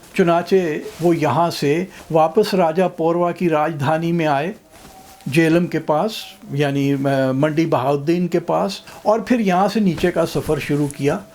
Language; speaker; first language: Urdu; non-native, local second language; Punjabi